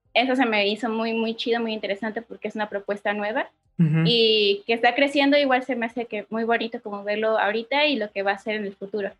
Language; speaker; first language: Spanish; native; Spanish